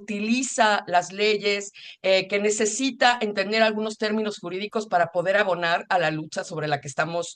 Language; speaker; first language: Spanish; native; Spanish